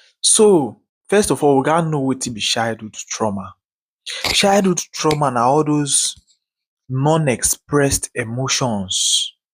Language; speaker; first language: Nigerian Pidgin; native; Nigerian Pidgin